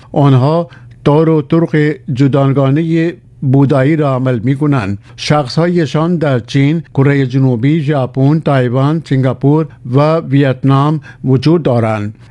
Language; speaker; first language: Persian; non-native, fluent; Urdu